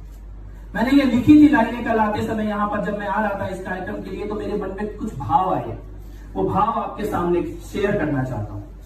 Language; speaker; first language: Hindi; native; Hindi